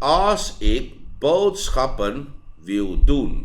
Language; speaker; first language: Dutch; non-native, fluent; Thai